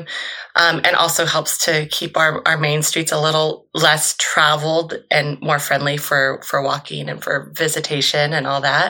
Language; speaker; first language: English; native; English